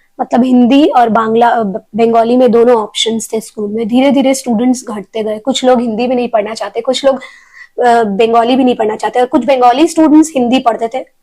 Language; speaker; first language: Hindi; native; Hindi